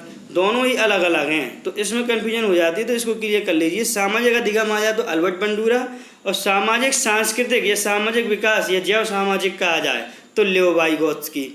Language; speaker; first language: Hindi; native; Hindi